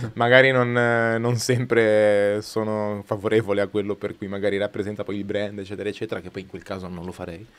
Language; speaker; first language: Italian; native; Italian